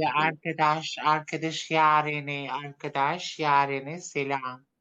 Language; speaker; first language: Turkish; non-native, local second language; Arabic